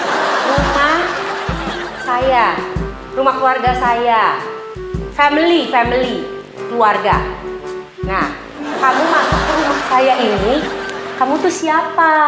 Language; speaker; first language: Indonesian; native; Indonesian